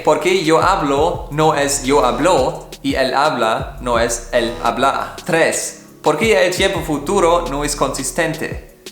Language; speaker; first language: Spanish; non-native, fluent; German